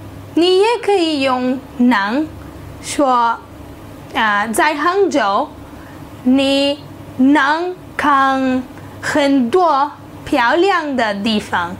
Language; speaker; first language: Chinese; non-native, learner; Portuguese